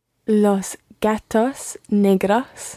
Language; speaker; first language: Spanish; non-native, learner; English